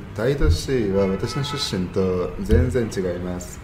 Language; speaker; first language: Japanese; non-native, learner; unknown